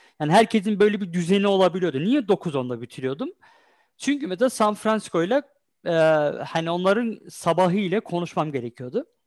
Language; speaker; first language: Turkish; early bilingual, heritage; Turkish